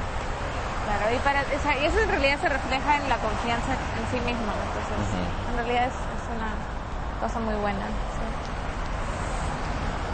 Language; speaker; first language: Spanish; native; Spanish